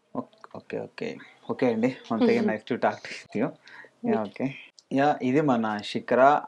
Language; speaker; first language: Telugu; native; Telugu